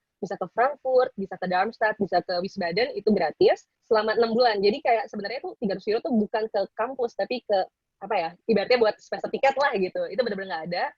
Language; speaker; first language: Indonesian; native; Indonesian